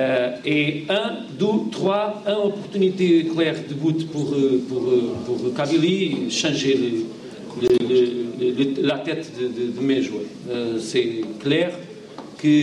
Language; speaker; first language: French; non-native, learner; Portuguese